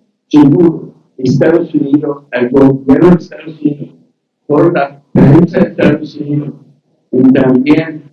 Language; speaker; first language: Spanish; non-native, learner; English